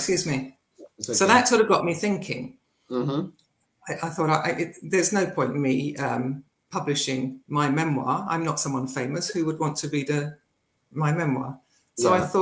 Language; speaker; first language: English; native; English